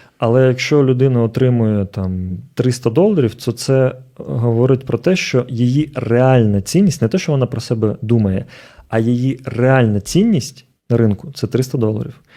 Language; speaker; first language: Ukrainian; native; Ukrainian